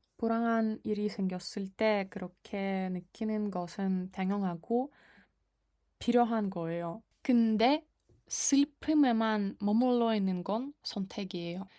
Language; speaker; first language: Korean; non-native, fluent; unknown